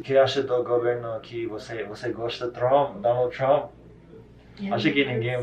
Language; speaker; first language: Portuguese; non-native, learner; English